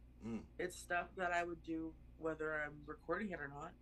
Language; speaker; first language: English; early bilingual, other home language; Spanish